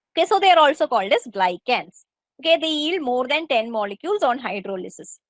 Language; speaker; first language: English; non-native, local second language; Malayalam